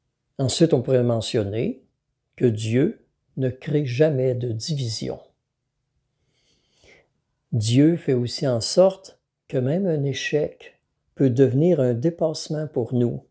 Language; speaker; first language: French; native; French